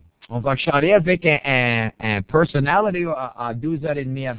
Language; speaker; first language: English; native; English